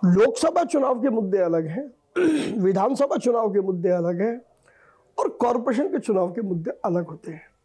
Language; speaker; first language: Hindi; native; Hindi